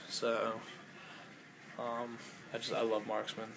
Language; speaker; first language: English; native; English